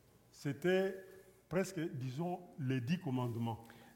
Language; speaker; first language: French; non-native, local second language; Lingala